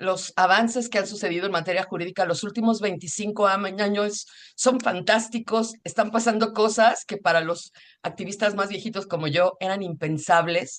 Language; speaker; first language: Spanish; native; Spanish